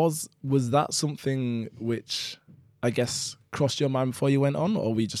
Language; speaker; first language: English; native; English